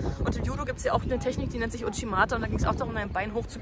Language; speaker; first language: German; native; German